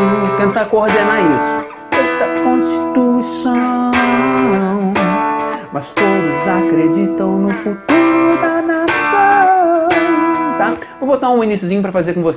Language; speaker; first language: Portuguese; native; Portuguese